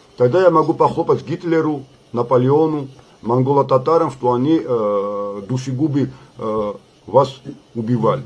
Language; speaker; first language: Russian; non-native, local second language; Georgian